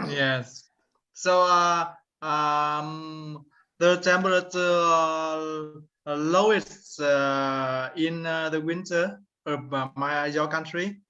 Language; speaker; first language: English; non-native, learner; Vietnamese